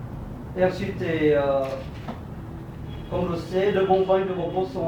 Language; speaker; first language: French; non-native, learner; Vietnamese